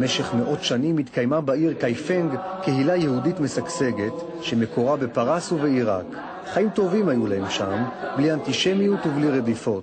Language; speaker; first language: Hebrew; native; Hebrew